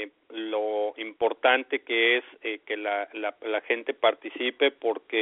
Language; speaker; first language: Spanish; native; Spanish